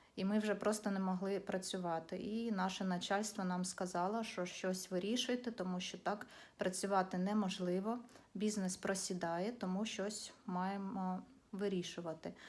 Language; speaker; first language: Ukrainian; non-native, local second language; Russian